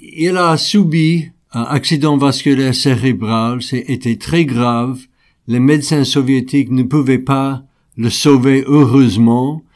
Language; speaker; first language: French; non-native, fluent; English